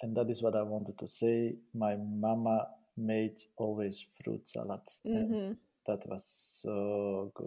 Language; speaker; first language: English; non-native, learner; Dutch